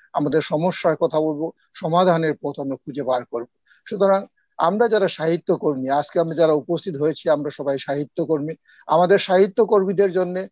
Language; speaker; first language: Bangla; non-native, local second language; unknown